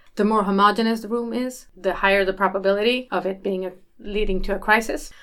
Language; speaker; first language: English; early bilingual, other home language; Swedish